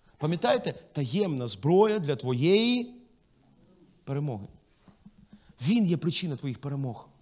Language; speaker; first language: Ukrainian; non-native, local second language; Russian